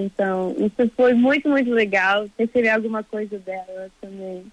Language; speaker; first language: Portuguese; early bilingual, heritage; Portuguese